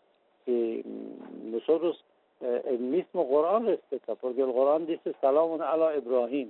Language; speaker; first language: Spanish; non-native, fluent; Persian